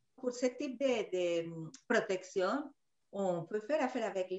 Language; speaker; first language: French; non-native, fluent; Spanish